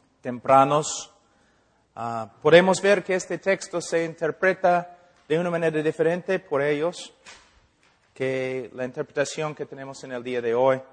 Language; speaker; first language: Spanish; non-native, fluent; English